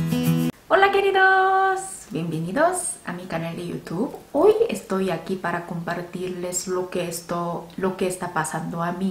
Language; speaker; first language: Spanish; non-native, fluent; Korean